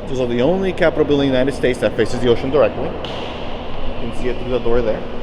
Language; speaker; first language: English; non-native, local second language; Spanish